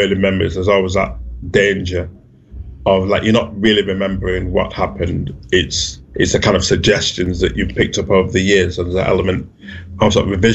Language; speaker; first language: English; native; English